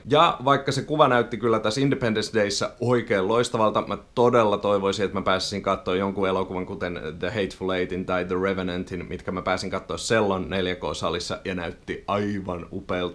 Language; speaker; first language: Finnish; native; Finnish